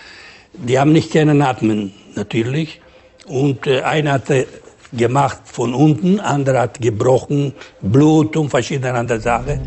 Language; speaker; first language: German; non-native, fluent; Ladino